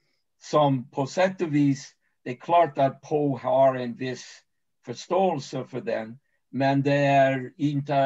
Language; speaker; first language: Swedish; non-native, fluent; English